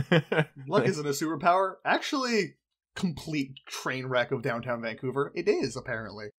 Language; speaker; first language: English; native; English